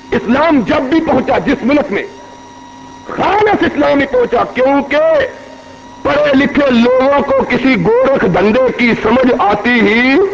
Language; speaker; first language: Urdu; non-native, local second language; Punjabi